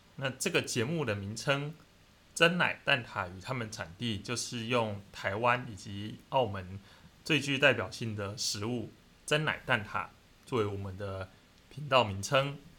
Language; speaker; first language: Chinese; native; Chinese